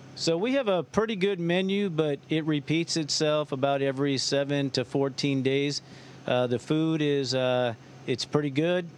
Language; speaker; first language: English; early bilingual, other home language; Spanish